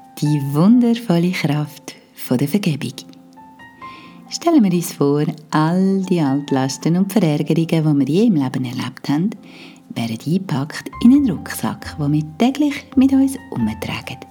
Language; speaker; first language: German; native; German